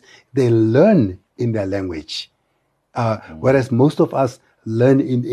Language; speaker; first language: English; non-native, local second language; Tswana